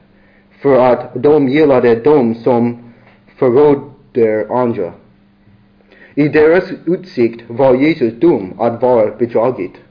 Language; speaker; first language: Swedish; non-native, learner; English